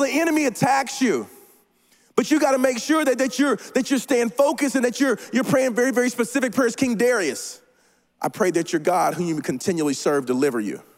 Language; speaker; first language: English; native; English